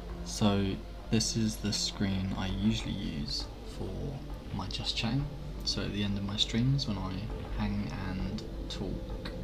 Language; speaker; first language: English; native; English